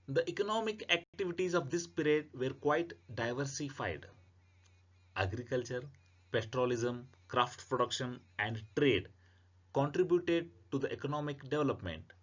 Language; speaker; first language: English; non-native, local second language; Kannada